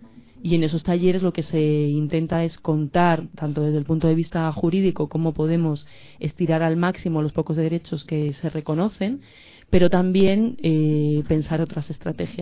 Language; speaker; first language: Spanish; native; Spanish